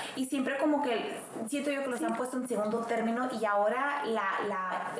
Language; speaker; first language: Spanish; native; Spanish